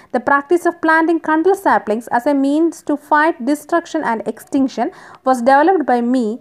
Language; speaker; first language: English; non-native, local second language; Malayalam